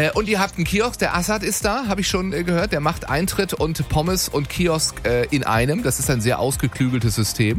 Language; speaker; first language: German; native; German